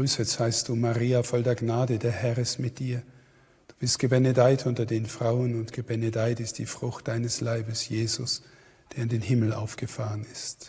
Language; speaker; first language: German; native; German